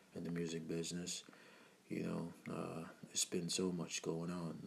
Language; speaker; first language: English; non-native, local second language; Igbo